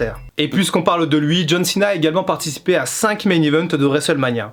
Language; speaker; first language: French; native; French